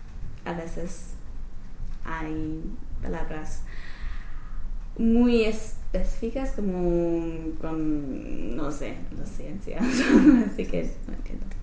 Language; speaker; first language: Spanish; non-native, learner; English